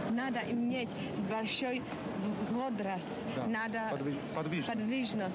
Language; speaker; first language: Russian; non-native, learner; Czech